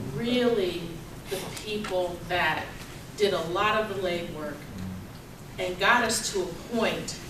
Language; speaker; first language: English; native; English